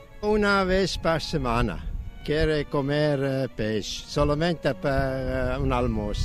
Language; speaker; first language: Portuguese; non-native, learner; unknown